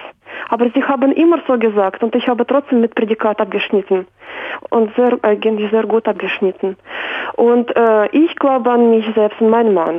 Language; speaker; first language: German; non-native, fluent; Russian